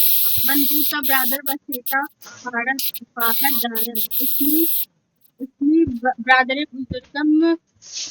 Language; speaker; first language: Persian; non-native, learner; Urdu